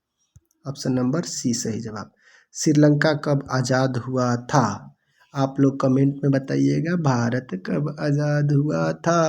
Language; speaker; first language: Hindi; non-native, local second language; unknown